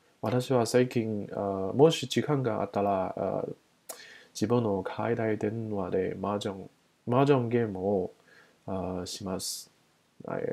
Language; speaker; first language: Japanese; non-native, learner; Chinese